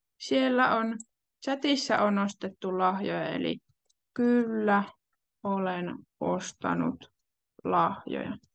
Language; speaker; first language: Finnish; native; Finnish